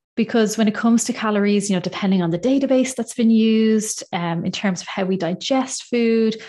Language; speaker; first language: English; native; English